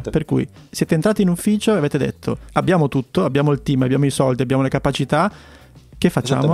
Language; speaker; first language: Italian; native; Italian